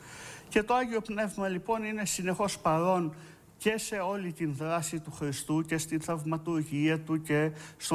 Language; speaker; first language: Greek; native; Greek